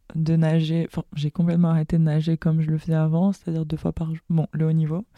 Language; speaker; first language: French; native; French